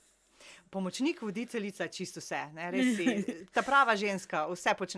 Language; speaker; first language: Slovenian; native; Slovenian